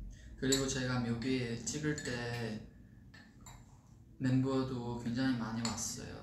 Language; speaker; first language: Korean; non-native, fluent; Chinese